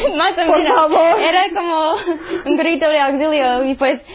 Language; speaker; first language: Spanish; non-native, fluent; English